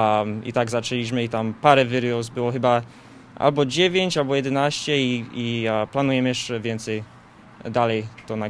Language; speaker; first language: Polish; early bilingual, heritage; Polish